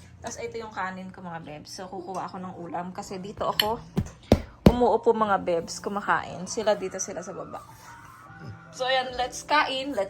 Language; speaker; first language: Filipino; native; Filipino